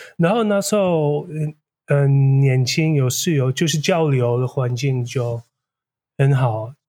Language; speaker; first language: Chinese; non-native, fluent; Dutch